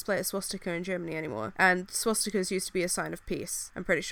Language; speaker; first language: English; native; English